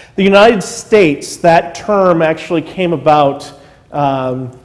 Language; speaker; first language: English; native; English